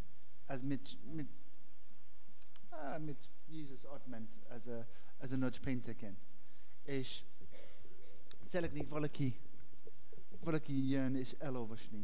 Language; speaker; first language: Hungarian; non-native, learner; English